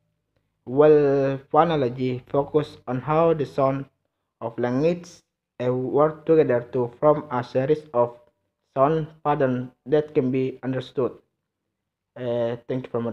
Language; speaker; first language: English; non-native, learner; Indonesian